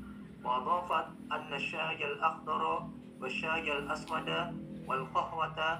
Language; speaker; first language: Arabic; non-native, learner; Indonesian